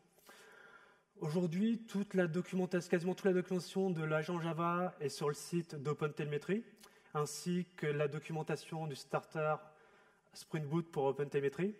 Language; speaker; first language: French; native; French